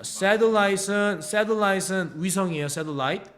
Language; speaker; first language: Korean; native; Korean